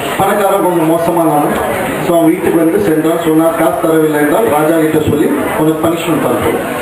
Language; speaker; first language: Tamil; non-native, local second language; Marwari